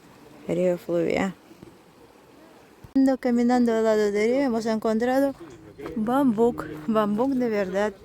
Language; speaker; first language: Spanish; non-native, fluent; Russian